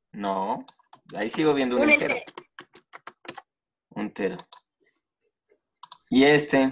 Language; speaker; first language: Spanish; native; Spanish